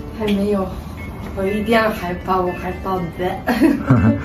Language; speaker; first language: Chinese; non-native, learner; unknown